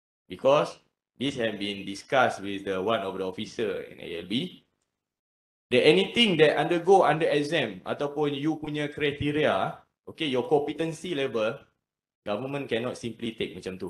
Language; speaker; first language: English; non-native, local second language; Malay